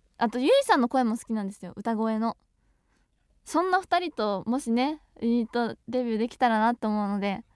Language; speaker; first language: Japanese; native; Japanese